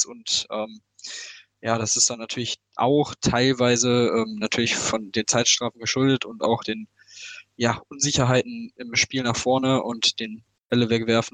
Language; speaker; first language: German; native; German